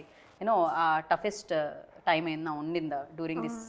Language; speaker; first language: Telugu; native; Telugu